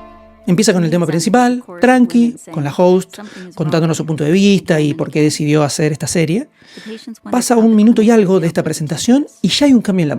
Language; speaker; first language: Spanish; native; Spanish